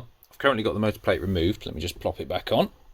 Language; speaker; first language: English; native; English